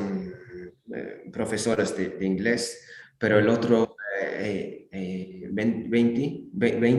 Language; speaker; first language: Spanish; non-native, learner; English